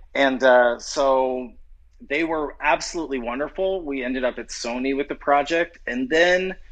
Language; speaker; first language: English; native; English